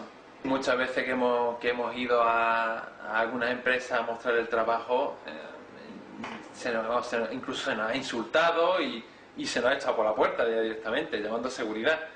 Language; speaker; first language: Spanish; native; Spanish